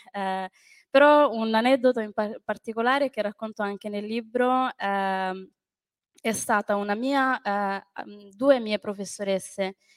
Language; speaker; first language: Italian; early bilingual, other home language; Arabic